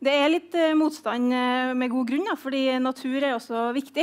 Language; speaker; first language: Norwegian; native; Norwegian